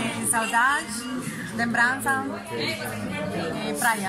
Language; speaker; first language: Portuguese; non-native, learner; Spanish